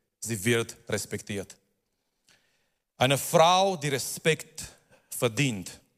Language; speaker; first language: German; non-native, fluent; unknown